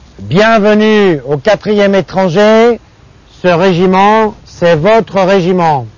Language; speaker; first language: French; native; French